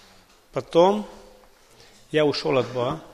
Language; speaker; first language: Russian; non-native, local second language; Ukrainian